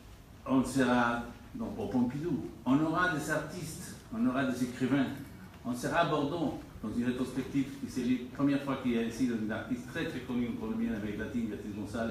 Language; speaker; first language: French; non-native, fluent; Spanish